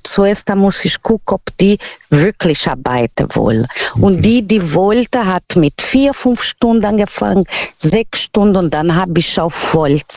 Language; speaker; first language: German; non-native, learner; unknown